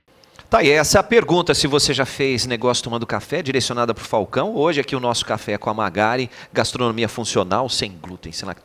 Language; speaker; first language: Portuguese; native; Portuguese